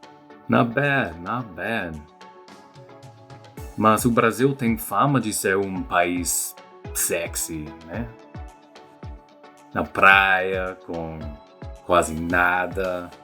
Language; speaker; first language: Portuguese; non-native, fluent; English